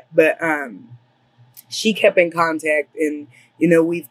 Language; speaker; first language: English; native; English